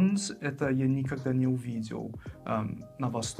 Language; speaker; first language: Russian; non-native, fluent; English